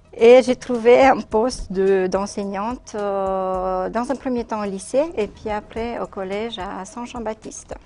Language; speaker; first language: French; non-native, fluent; Romanian